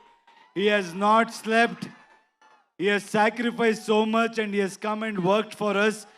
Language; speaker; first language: Telugu; non-native, learner; Kannada